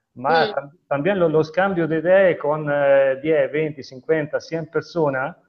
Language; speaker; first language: Spanish; non-native, learner; Italian